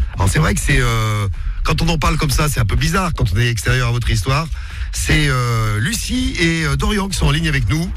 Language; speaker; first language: French; native; French